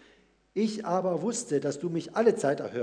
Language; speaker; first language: German; native; German